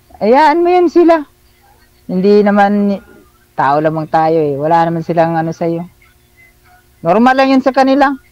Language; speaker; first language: Filipino; non-native, local second language; Cebuano